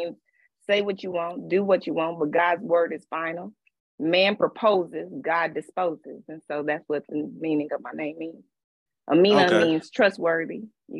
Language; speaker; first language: English; native; English